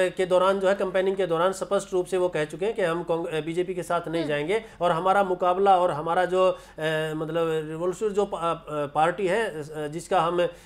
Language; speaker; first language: Hindi; native; Hindi